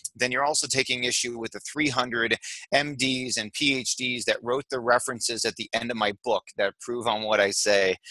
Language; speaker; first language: English; native; English